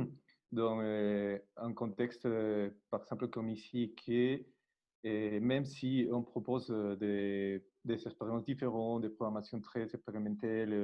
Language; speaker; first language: French; non-native, learner; Spanish